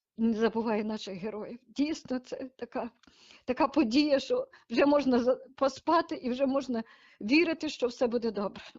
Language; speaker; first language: Ukrainian; native; Ukrainian